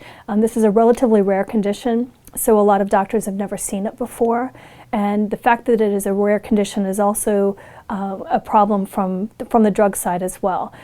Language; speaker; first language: English; native; English